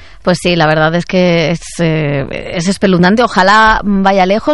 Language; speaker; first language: Spanish; native; Spanish